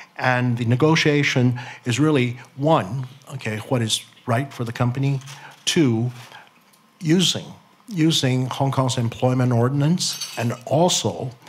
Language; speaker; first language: English; non-native, local second language; Cantonese